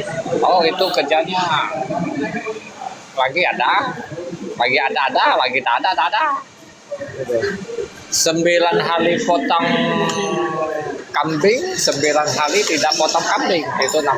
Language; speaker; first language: Indonesian; non-native, learner; Vietnamese